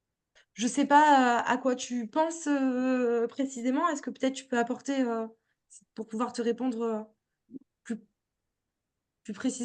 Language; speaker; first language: French; native; French